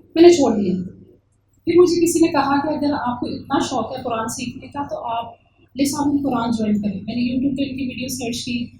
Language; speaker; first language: Urdu; early bilingual, heritage; Urdu